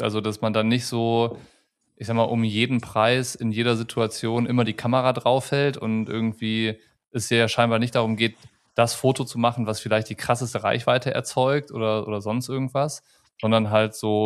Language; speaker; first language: German; native; German